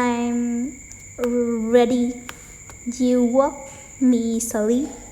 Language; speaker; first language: English; non-native, learner; Vietnamese